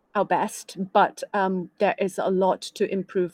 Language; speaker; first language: English; non-native, local second language; Cantonese